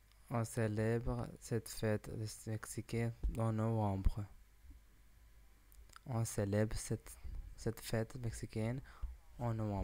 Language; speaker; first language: French; non-native, learner; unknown